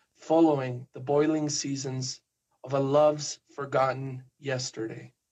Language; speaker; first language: English; non-native, fluent; Spanish